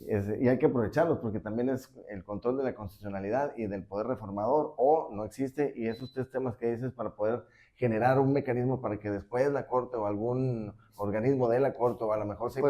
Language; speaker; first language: Spanish; native; Spanish